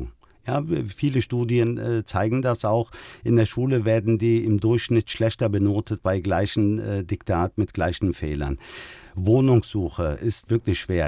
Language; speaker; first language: German; early bilingual, other home language; Turkish